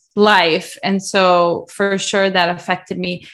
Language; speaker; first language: English; early bilingual, other home language; Russian